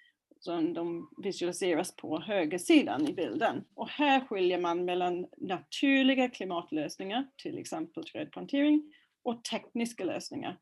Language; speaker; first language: Swedish; non-native, fluent; English